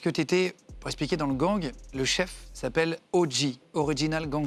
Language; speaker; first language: French; native; French